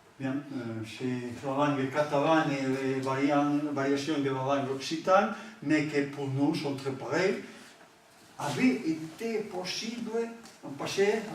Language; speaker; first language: French; non-native, learner; Catalan